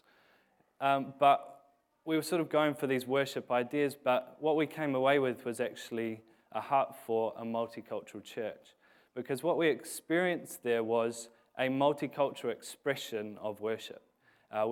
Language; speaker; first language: English; native; English